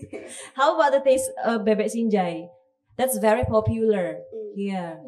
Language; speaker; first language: English; non-native, learner; Indonesian